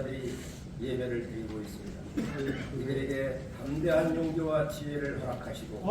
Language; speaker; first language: Korean; native; Korean